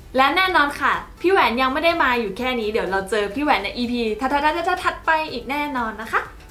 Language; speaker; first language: Thai; native; Thai